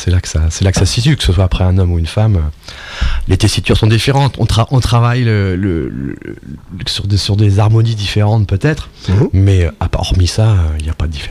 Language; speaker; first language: French; native; French